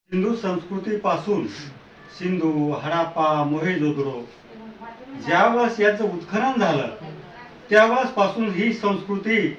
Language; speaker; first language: Marathi; non-native, local second language; Lambadi